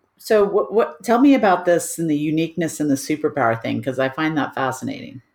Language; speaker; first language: English; native; English